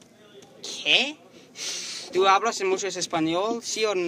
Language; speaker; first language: Spanish; non-native, learner; English